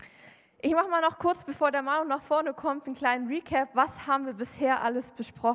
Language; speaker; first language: German; native; German